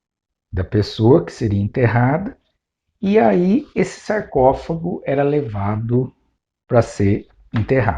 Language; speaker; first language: Portuguese; native; Portuguese